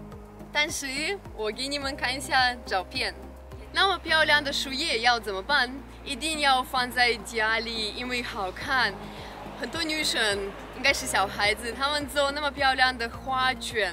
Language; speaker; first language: Chinese; non-native, fluent; Russian